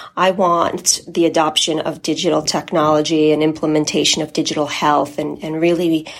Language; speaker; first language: English; early bilingual, other home language; Polish